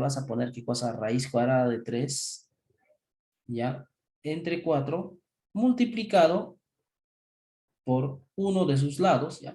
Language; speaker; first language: Spanish; native; Spanish